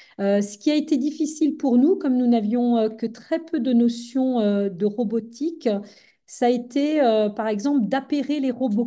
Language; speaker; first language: French; native; French